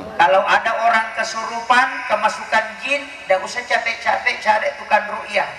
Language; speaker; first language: Indonesian; non-native, local second language; Buginese